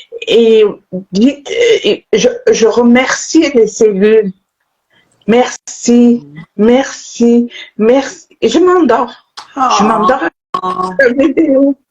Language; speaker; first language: French; non-native, local second language; Arabic